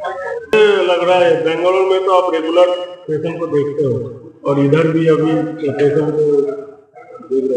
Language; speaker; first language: Hindi; non-native, local second language; Bangla